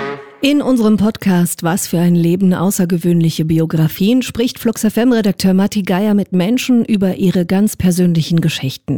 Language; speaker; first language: German; native; German